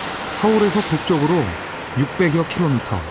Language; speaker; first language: Korean; native; Korean